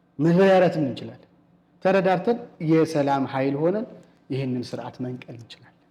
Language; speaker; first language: Amharic; native; Amharic